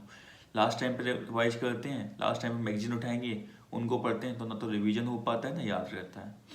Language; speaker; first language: Hindi; native; Hindi